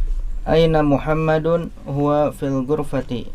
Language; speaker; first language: Arabic; non-native, learner; Indonesian